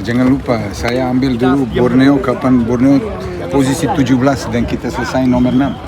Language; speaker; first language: Indonesian; non-native, fluent; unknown